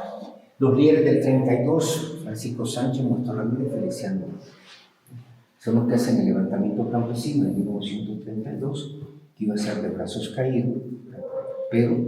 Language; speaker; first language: Spanish; native; Spanish